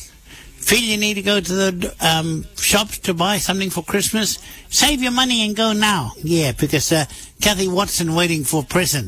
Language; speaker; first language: English; native; English